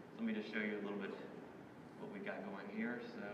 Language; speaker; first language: English; native; English